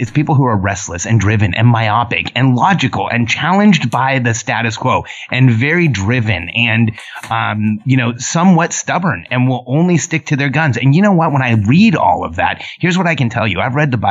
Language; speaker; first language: English; early bilingual, other home language; Spanish